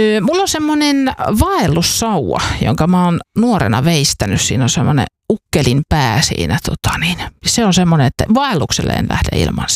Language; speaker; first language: Finnish; native; Finnish